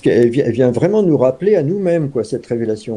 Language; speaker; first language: French; native; French